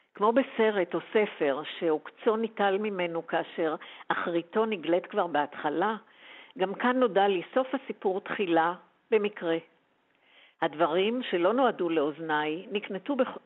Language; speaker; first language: Hebrew; native; Hebrew